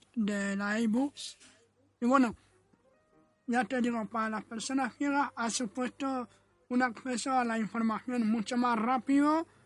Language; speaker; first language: Spanish; non-native, fluent; Arabic